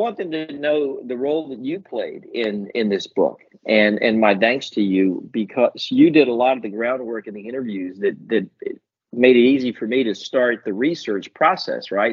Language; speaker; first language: English; native; English